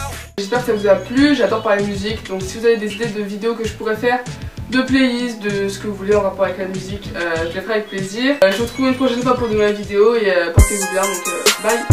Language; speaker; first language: French; native; French